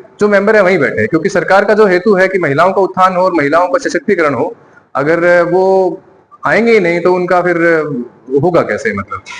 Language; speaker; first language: Hindi; non-native, local second language; Gujarati